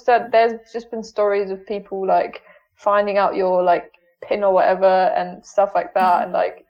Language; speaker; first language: English; non-native, fluent; German